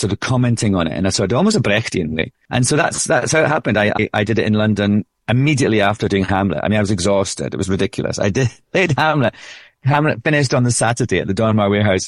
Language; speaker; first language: English; native; English